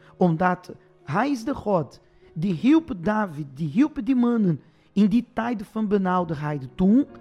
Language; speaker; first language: Dutch; non-native, fluent; Portuguese